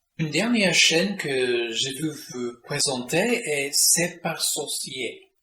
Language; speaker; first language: French; non-native, fluent; English